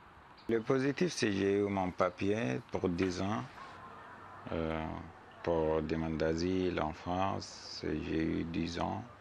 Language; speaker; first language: French; non-native, learner; Arabic